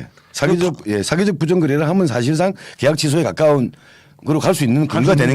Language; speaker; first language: Korean; native; Korean